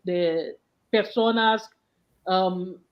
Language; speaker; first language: Spanish; non-native, learner; English